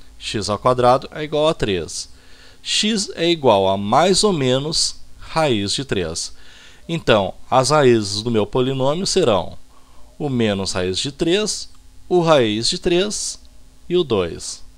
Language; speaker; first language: Portuguese; native; Portuguese